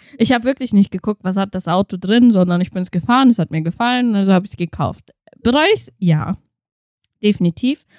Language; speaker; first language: German; early bilingual, other home language; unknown